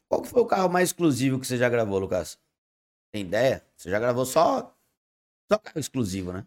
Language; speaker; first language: Portuguese; native; Portuguese